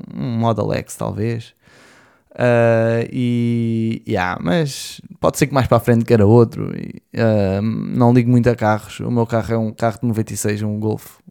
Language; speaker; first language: Portuguese; native; Portuguese